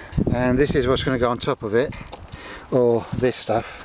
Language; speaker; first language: English; native; English